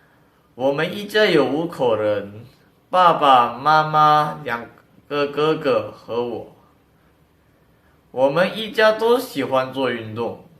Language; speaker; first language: Chinese; non-native, learner; Indonesian